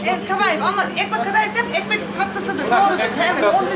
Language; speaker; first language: Turkish; native; Turkish